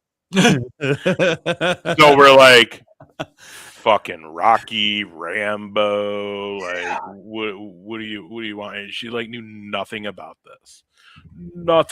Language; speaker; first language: English; native; English